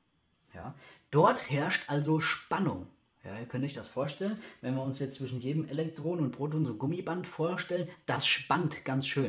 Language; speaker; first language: German; native; German